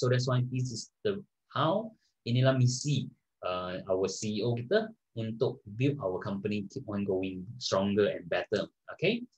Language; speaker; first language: English; non-native, local second language; Malay